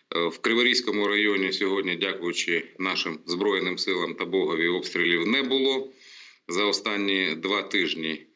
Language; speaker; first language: Ukrainian; non-native, local second language; Russian